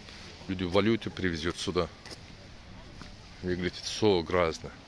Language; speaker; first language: Russian; non-native, learner; Turkish